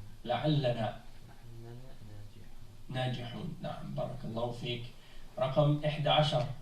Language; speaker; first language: Arabic; non-native, fluent; French